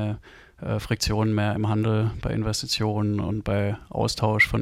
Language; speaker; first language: German; native; German